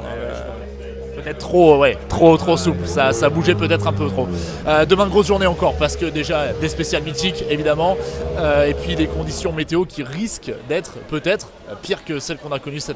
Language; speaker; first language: French; native; French